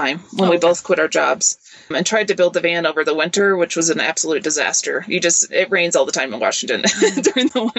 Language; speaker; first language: English; native; English